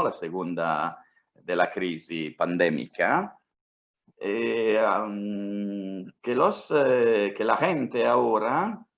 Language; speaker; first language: Spanish; non-native, fluent; Italian